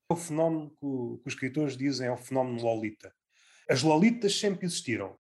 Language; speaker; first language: Portuguese; native; Portuguese